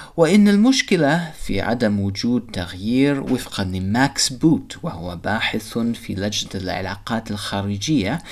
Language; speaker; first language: Arabic; non-native, fluent; English